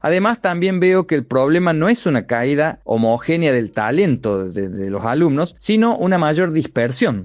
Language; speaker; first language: Spanish; native; Spanish